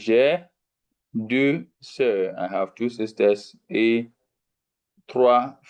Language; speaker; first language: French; non-native, fluent; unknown